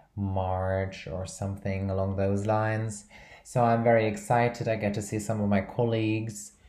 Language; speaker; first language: English; non-native, fluent; Portuguese